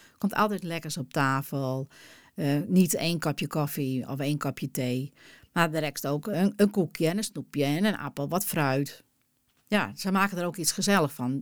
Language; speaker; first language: Dutch; non-native, local second language; Western Frisian